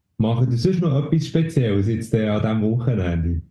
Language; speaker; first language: German; native; German